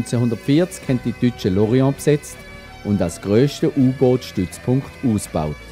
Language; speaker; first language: German; native; German